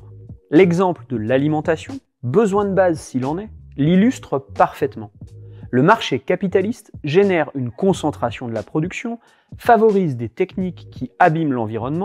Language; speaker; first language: French; native; French